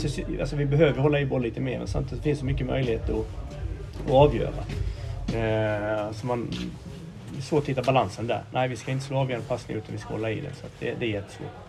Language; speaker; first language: Swedish; native; Swedish